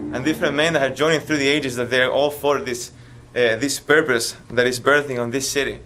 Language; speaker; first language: English; non-native, fluent; Spanish